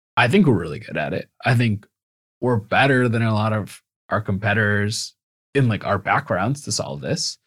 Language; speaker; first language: English; early bilingual, other home language; Spanish